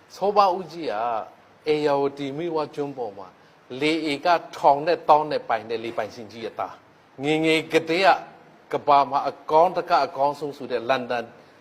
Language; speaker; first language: Burmese; non-native, local second language; Hakha Chin